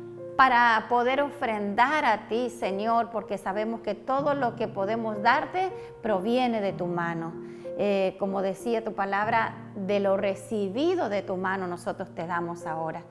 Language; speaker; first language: Spanish; native; Spanish